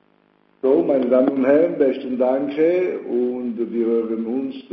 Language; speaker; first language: German; non-native, fluent; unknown